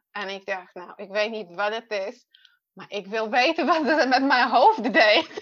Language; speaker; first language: Dutch; non-native, fluent; Czech